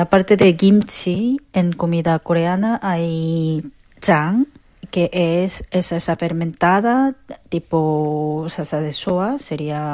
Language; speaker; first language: Spanish; non-native, fluent; Korean